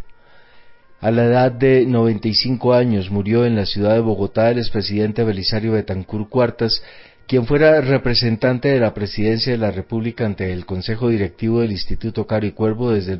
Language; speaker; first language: Spanish; native; Spanish